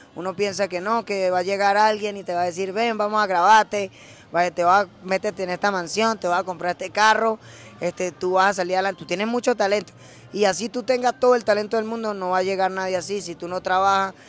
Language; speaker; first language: Spanish; native; Spanish